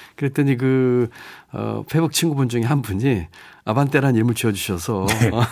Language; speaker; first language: Korean; native; Korean